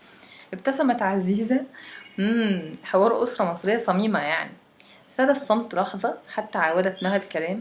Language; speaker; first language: Arabic; native; Arabic